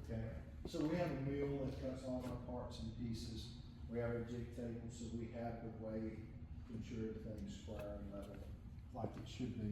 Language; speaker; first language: English; native; English